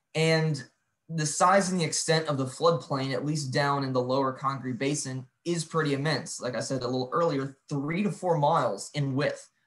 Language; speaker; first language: English; native; English